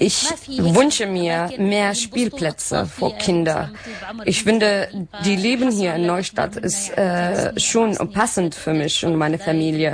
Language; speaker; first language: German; non-native, learner; Arabic